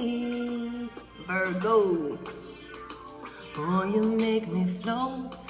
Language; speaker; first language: English; native; English